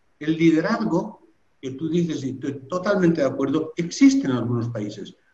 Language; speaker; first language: Spanish; native; Spanish